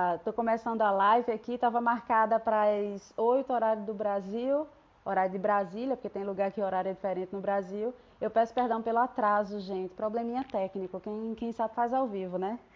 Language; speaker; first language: Portuguese; native; Portuguese